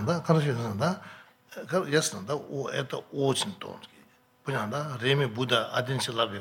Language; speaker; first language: Russian; non-native, learner; Tibetan